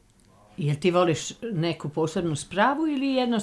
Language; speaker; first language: Serbian; native; Serbian